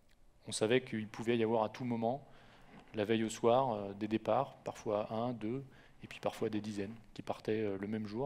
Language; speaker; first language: French; native; French